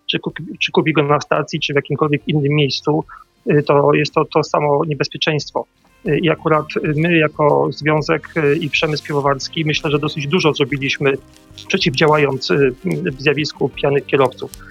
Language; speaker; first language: Polish; native; Polish